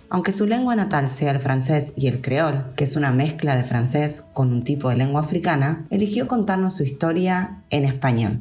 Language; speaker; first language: Spanish; native; Spanish